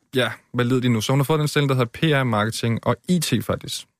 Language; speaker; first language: Danish; native; Danish